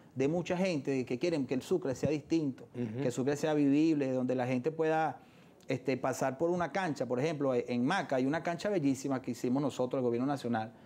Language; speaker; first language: Spanish; native; Spanish